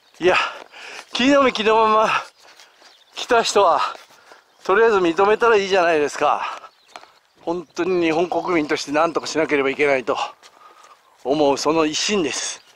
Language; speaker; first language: Japanese; native; Japanese